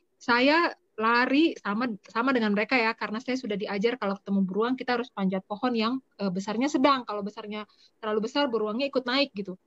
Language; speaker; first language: Indonesian; native; Indonesian